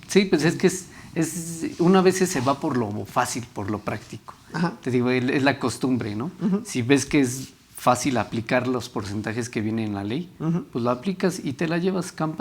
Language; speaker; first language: Spanish; native; Spanish